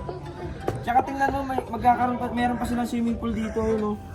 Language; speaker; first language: Filipino; native; Filipino